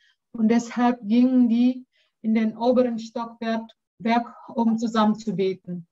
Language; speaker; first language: German; non-native, learner; Indonesian